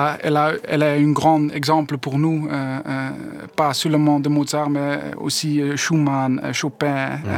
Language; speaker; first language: French; non-native, learner; Dutch